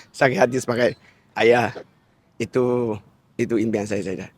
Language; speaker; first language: Malay; non-native, local second language; Chinese